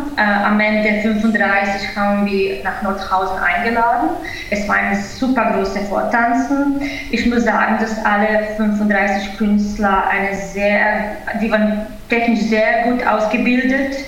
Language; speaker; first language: German; non-native, fluent; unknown